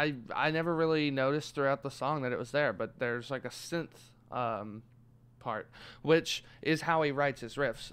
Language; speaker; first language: English; native; English